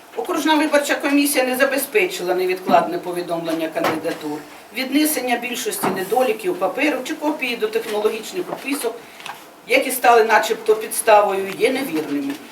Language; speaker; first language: Ukrainian; native; Ukrainian